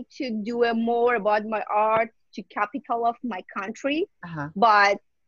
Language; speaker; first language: English; non-native, learner; Persian